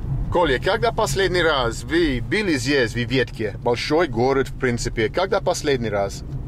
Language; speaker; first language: Russian; non-native, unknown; English